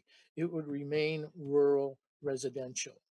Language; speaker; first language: English; native; English